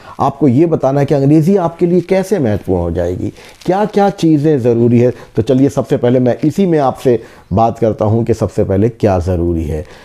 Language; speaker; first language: Hindi; native; Hindi